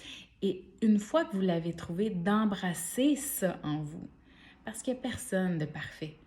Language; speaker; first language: French; native; French